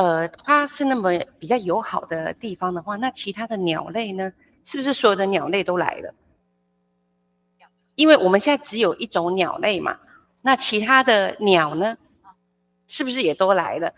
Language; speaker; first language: Chinese; native; Chinese